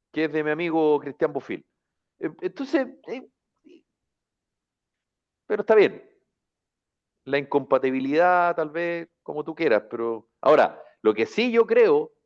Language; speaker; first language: Spanish; native; Spanish